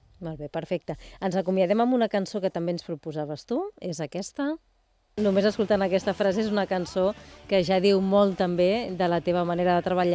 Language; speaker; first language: Catalan; native; Catalan